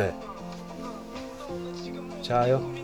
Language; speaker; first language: Korean; non-native, learner; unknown